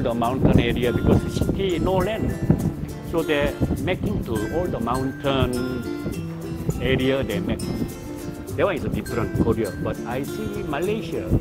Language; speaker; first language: English; non-native, learner; Korean